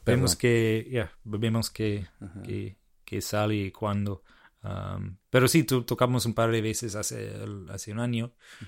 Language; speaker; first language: Spanish; non-native, fluent; English